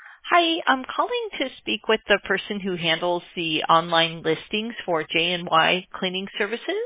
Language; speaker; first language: English; native; English